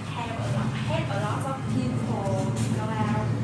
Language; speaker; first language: English; non-native, learner; Vietnamese